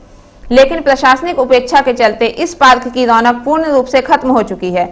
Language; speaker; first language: Hindi; native; Hindi